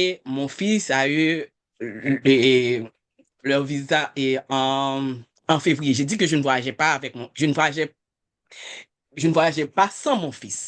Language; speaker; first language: French; non-native, local second language; Haitian Creole